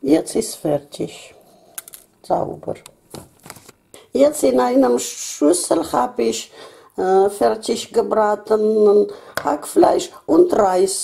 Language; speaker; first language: German; non-native, fluent; Russian